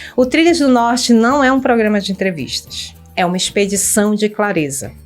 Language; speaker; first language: Portuguese; native; Portuguese